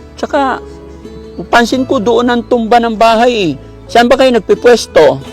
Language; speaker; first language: Filipino; native; Filipino